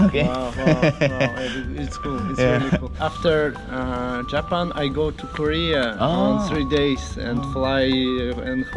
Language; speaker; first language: English; non-native, learner; Russian